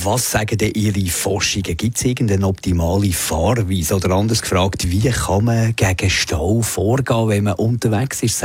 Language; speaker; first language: German; native; German